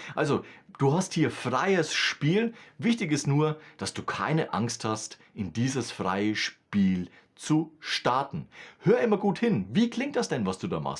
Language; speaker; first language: German; native; German